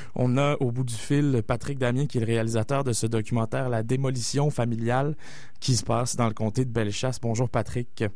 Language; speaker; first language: French; native; French